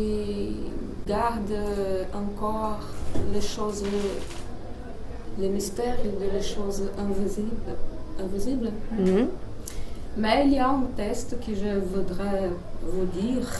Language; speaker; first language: French; non-native, learner; Portuguese